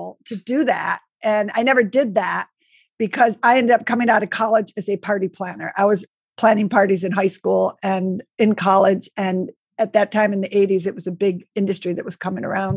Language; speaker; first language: English; native; English